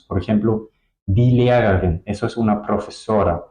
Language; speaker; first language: Spanish; non-native, fluent; German